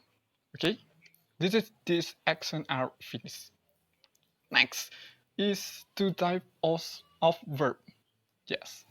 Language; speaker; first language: English; non-native, learner; Indonesian